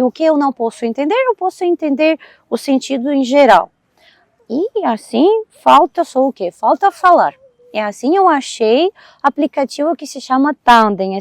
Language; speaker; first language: Portuguese; non-native, fluent; Russian